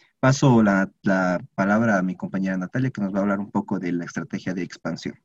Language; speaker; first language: Spanish; native; Spanish